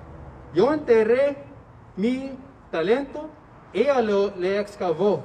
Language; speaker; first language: Spanish; non-native, learner; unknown